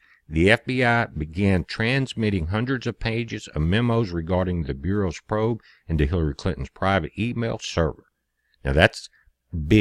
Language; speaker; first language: English; native; English